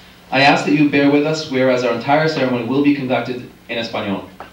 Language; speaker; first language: English; native; English